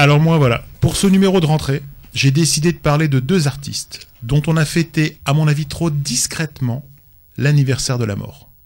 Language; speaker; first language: French; native; French